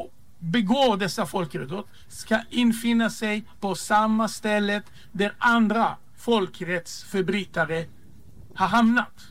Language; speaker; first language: Swedish; non-native, fluent; Hebrew